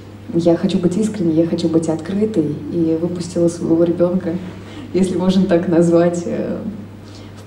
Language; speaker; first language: Russian; native; Russian